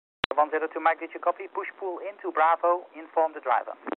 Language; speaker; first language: English; non-native, fluent; Dutch